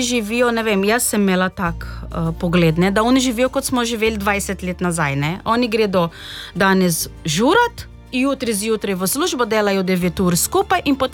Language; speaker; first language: Slovenian; non-native, fluent; Portuguese